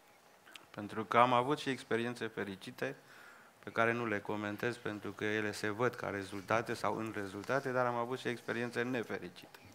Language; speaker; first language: Romanian; native; Romanian